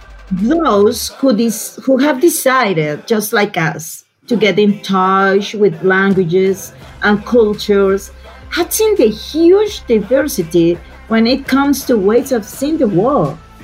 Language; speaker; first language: English; non-native, fluent; Spanish